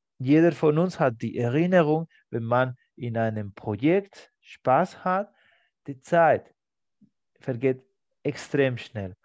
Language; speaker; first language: German; non-native, fluent; Spanish